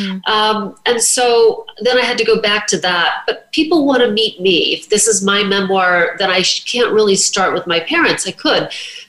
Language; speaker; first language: English; native; English